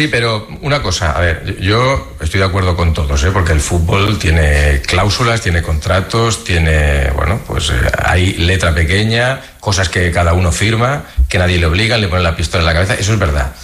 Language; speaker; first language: Spanish; native; Spanish